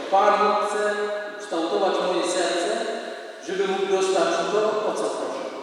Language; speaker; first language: Polish; non-native, fluent; Indonesian